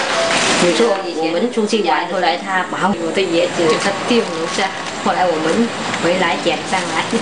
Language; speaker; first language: Chinese; non-native, learner; Vietnamese